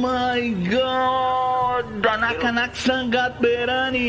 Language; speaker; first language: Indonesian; non-native, learner; Portuguese